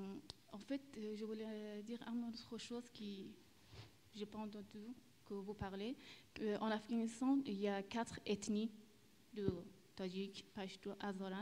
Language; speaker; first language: French; early bilingual, other home language; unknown